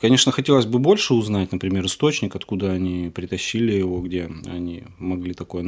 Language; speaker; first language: Russian; native; Russian